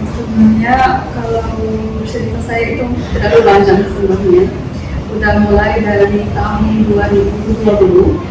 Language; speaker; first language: Indonesian; non-native, fluent; Arabic